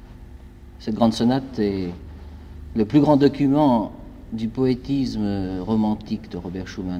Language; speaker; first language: French; native; French